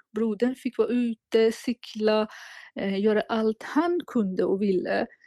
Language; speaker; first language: Swedish; non-native, fluent; Persian